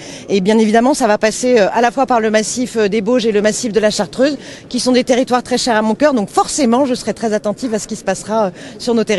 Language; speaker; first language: French; native; French